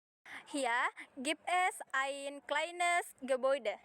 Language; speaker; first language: German; non-native, learner; Indonesian